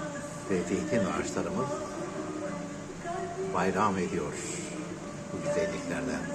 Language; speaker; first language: Turkish; native; Turkish